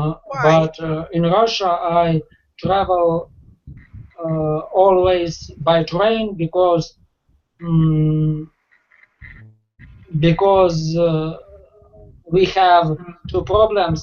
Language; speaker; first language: English; non-native, learner; Russian